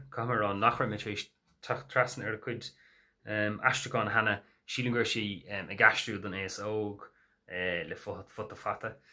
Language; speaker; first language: Irish; non-native, local second language; English